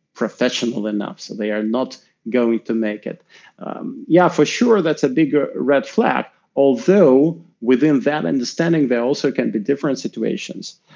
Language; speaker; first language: English; non-native, fluent; Russian